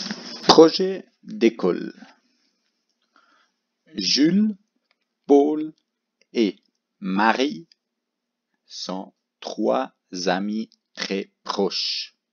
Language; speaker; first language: French; non-native, local second language; German